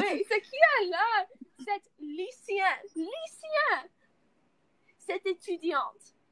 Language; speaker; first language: French; non-native, learner; English